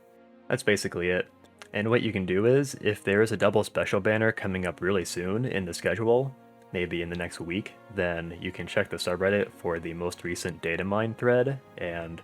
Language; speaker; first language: English; native; English